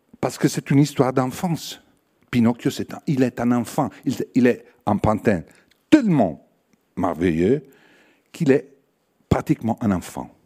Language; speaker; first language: French; non-native, fluent; Italian